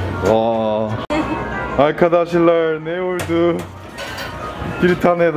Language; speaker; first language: Turkish; non-native, learner; Korean